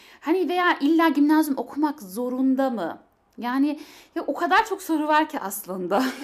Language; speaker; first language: Turkish; early bilingual, heritage; Turkish